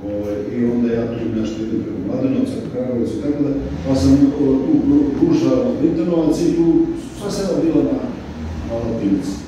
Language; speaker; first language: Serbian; early bilingual, heritage; Serbian